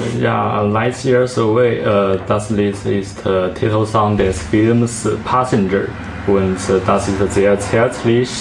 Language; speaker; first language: German; non-native, learner; Chinese